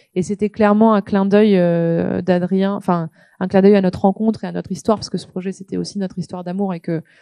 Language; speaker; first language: French; native; French